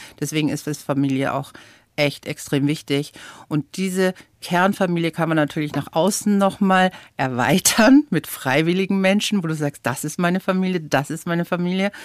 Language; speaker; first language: German; early bilingual, other home language; English